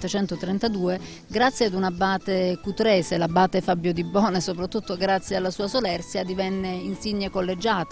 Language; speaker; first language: Italian; native; Italian